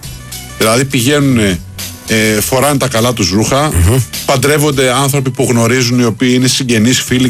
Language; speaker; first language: Greek; native; Greek